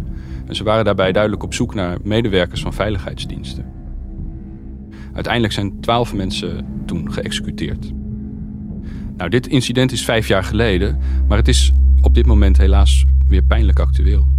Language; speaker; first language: Dutch; native; Dutch